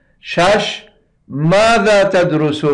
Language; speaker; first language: Arabic; non-native, fluent; Persian